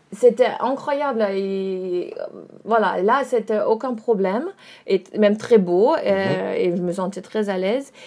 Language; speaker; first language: French; non-native, fluent; German